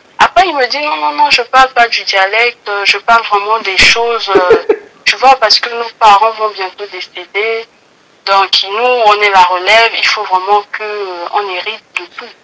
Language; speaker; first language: French; non-native, local second language; Lingala